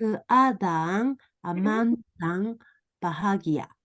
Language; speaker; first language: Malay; non-native, learner; Japanese